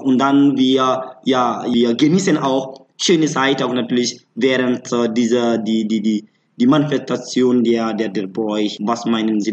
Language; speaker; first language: German; non-native, learner; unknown